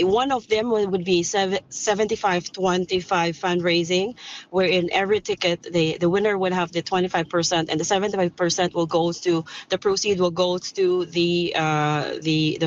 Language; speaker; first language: English; non-native, local second language; Cebuano